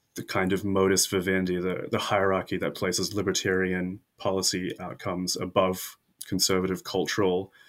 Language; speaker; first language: English; native; English